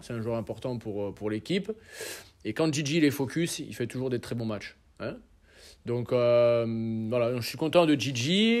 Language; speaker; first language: French; native; French